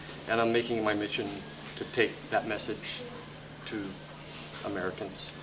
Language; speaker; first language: English; native; English